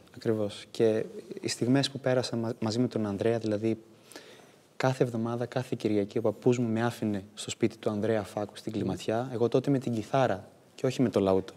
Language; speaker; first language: Greek; native; Greek